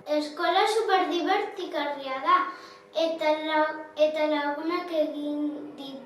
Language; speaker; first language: Basque; non-native, local second language; Spanish